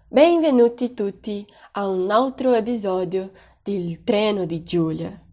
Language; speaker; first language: Italian; non-native, fluent; Portuguese